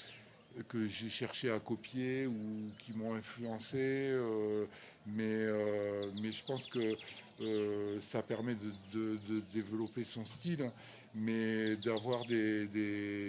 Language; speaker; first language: French; native; French